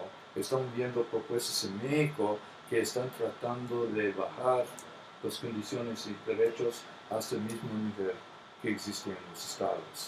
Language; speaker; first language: Spanish; non-native, fluent; English